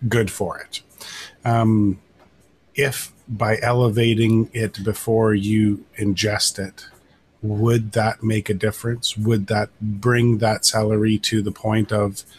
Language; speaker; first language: English; native; English